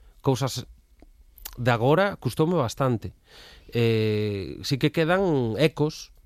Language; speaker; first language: Galician; native; Galician